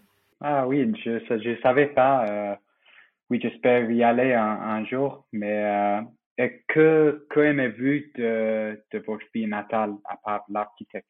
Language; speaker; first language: French; non-native, fluent; English